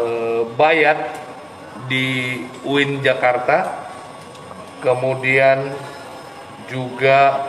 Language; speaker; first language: Indonesian; native; Indonesian